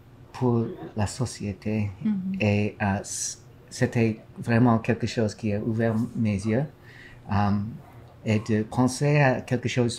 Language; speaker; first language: French; non-native, learner; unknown